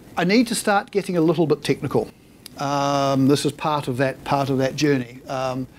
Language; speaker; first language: English; native; English